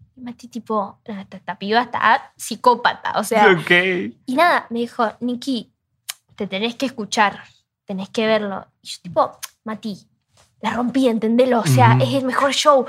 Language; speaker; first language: Spanish; native; Spanish